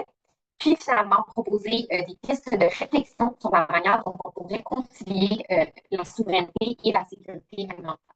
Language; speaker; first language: French; native; French